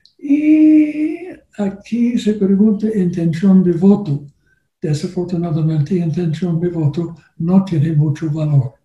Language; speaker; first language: Spanish; non-native, learner; English